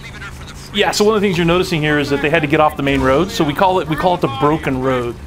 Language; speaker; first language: English; native; English